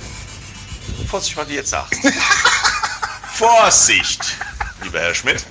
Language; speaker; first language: German; native; German